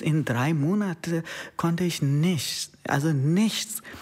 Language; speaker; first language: German; non-native, learner; Konkani